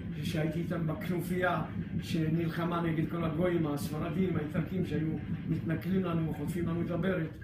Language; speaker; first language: Hebrew; early bilingual, other home language; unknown